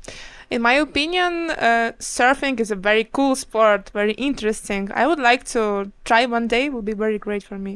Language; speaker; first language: English; non-native, learner; Ukrainian